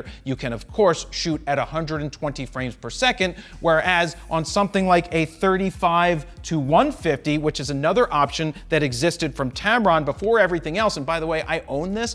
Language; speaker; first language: English; native; English